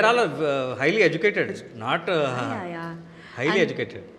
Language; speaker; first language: Telugu; non-native, local second language; Kannada